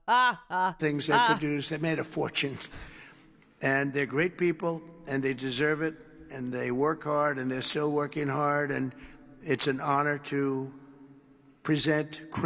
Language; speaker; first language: English; native; English